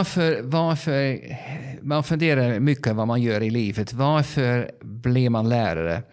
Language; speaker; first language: Swedish; non-native, fluent; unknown